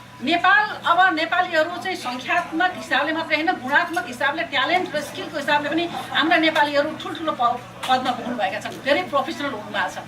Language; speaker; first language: Nepali; native; Nepali